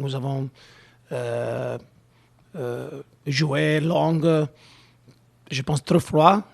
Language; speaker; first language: French; non-native, learner; Italian